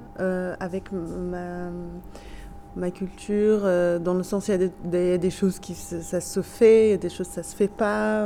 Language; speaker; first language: French; non-native, local second language; Arabic